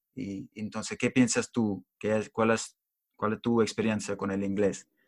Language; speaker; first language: Spanish; non-native, learner; English